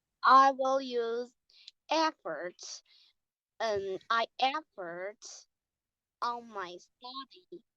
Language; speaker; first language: English; non-native, learner; Chinese